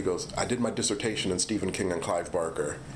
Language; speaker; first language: English; native; English